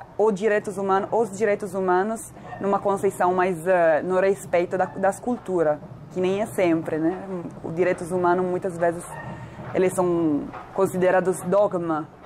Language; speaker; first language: Portuguese; non-native, fluent; Italian